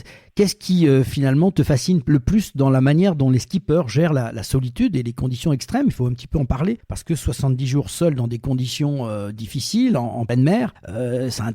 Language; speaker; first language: French; native; French